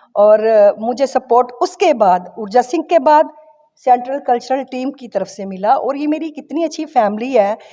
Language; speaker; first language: Hindi; non-native, local second language; Kashmiri